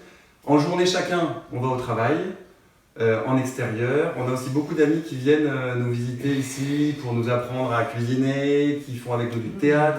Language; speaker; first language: French; native; French